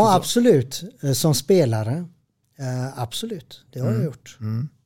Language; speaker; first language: Swedish; early bilingual, other home language; Serbian